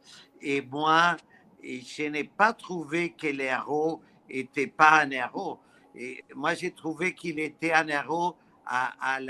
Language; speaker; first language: French; non-native, fluent; Spanish